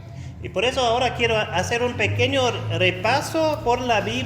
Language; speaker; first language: Spanish; non-native, fluent; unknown